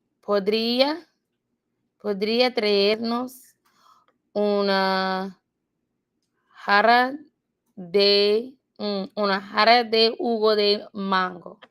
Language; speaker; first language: Spanish; non-native, learner; English